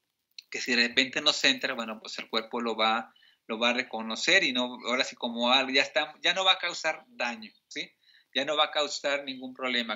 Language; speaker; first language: Spanish; native; Spanish